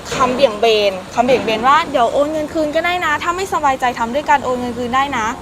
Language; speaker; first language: Thai; native; Thai